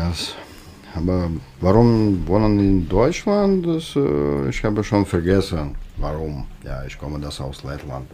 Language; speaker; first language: German; non-native, learner; Russian